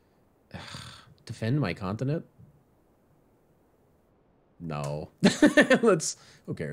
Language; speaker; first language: English; native; English